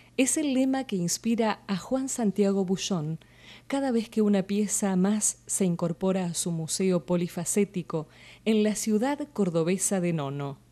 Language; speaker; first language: Spanish; native; Spanish